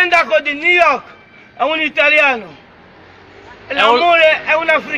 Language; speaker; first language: Italian; non-native, learner; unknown